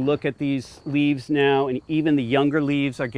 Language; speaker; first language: English; native; English